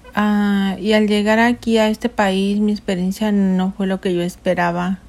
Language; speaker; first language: Spanish; native; Spanish